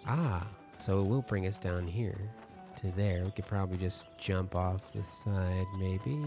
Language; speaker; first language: English; native; English